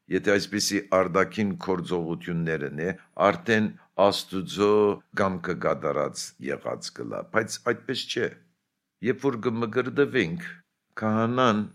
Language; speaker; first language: Armenian; early bilingual, heritage; Armenian